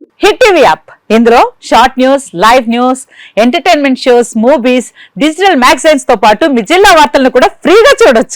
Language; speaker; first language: Telugu; native; Telugu